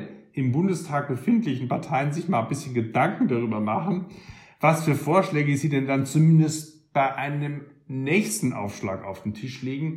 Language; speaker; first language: German; native; German